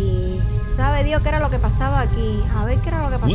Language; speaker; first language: Spanish; native; Spanish